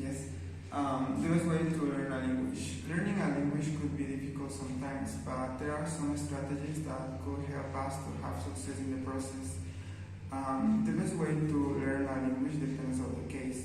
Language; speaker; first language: English; non-native, learner; Spanish